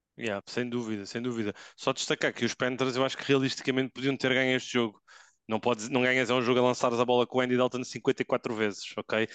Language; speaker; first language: Portuguese; native; Portuguese